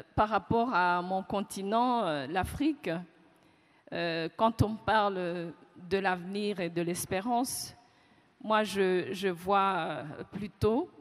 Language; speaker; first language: French; non-native, local second language; Kinyarwanda